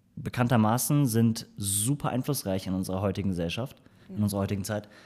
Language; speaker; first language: German; early bilingual, other home language; Turkish